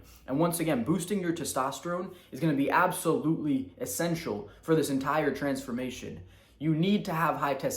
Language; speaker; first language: English; native; English